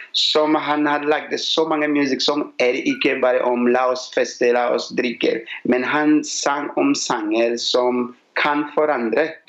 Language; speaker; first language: Norwegian; non-native, learner; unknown